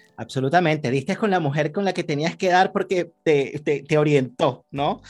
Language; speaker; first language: Spanish; native; Spanish